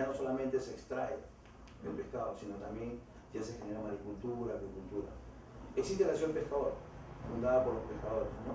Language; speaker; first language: Spanish; native; Spanish